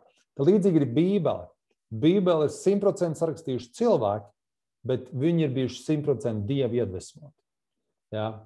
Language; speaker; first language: Latvian; native; Latvian